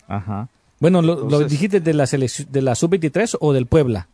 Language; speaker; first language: Spanish; native; Spanish